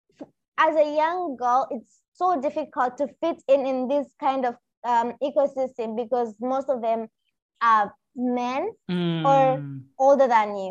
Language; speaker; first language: English; non-native, local second language; Swahili